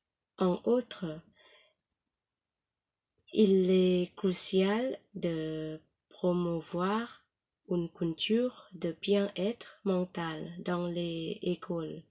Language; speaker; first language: French; non-native, learner; Thai